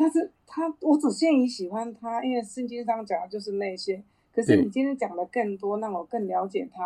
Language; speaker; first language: Chinese; native; Chinese